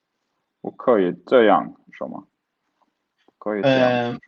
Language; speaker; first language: Chinese; non-native, learner; Swedish